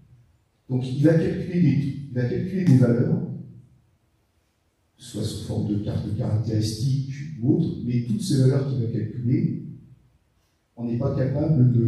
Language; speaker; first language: French; native; French